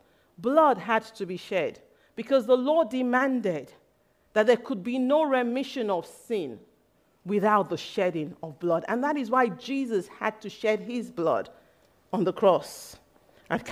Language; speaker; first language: English; non-native, local second language; Yoruba